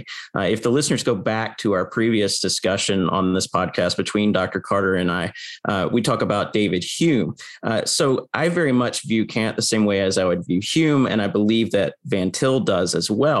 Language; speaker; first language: English; native; English